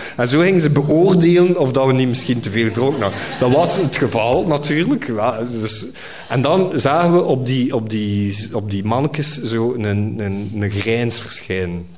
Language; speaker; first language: Dutch; native; Dutch